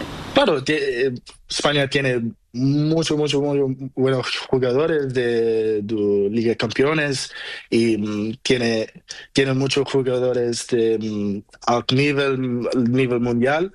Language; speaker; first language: Spanish; non-native, learner; Portuguese